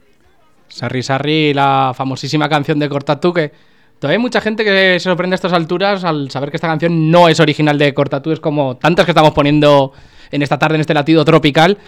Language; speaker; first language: Spanish; native; Spanish